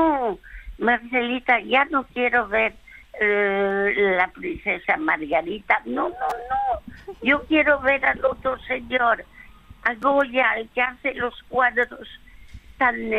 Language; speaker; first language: Spanish; early bilingual, other home language; French